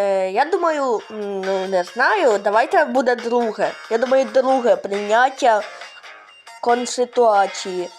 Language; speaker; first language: Ukrainian; non-native, local second language; Russian